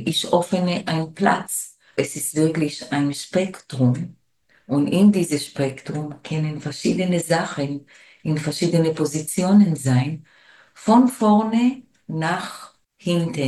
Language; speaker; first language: German; non-native, fluent; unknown